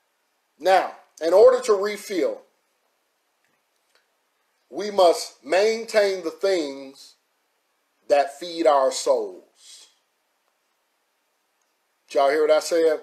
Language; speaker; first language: English; native; English